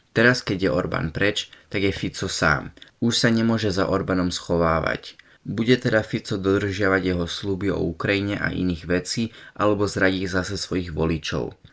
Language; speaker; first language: Slovak; early bilingual, heritage; Slovak